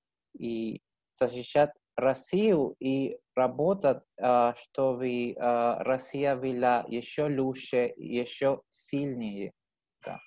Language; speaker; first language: Russian; non-native, learner; Spanish